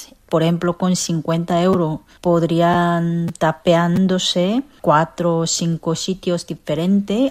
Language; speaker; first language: Spanish; non-native, learner; Korean